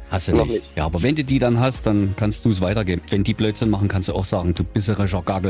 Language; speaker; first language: German; native; German